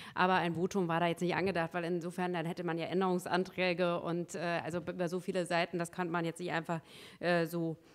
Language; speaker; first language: German; native; German